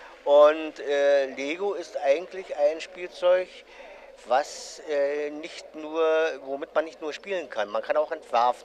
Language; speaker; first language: German; native; German